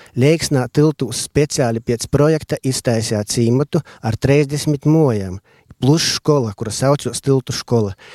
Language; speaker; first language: Latvian; native; Latvian